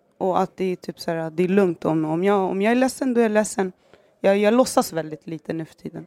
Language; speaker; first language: Swedish; early bilingual, other home language; Somali